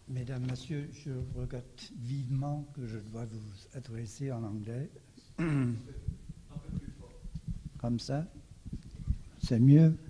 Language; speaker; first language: French; non-native, learner; English